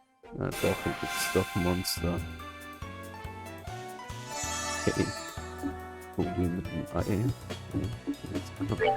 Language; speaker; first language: German; native; German